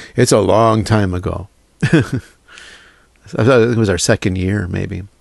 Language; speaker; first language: English; native; English